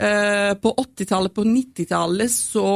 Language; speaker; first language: Norwegian; non-native, fluent; Italian